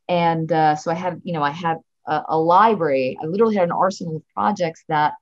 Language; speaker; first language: English; native; English